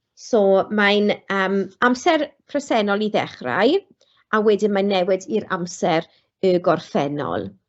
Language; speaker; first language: Welsh; non-native, local second language; English